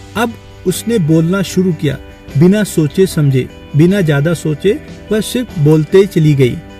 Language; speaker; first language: Hindi; native; Hindi